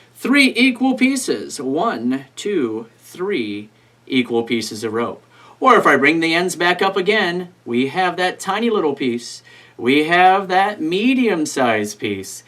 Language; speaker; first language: English; native; English